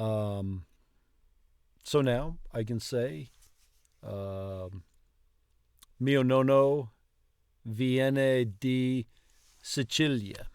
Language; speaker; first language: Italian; non-native, learner; English